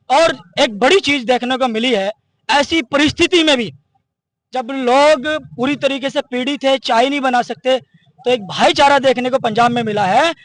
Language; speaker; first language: Hindi; native; Hindi